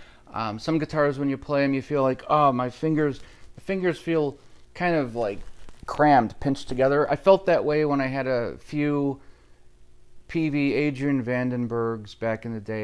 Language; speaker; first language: English; native; English